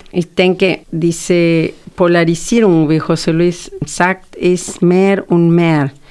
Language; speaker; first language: German; non-native, fluent; Spanish